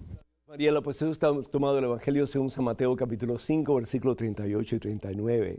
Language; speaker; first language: Spanish; native; Spanish